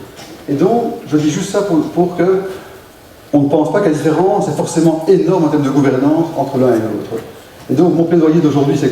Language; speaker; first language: French; native; French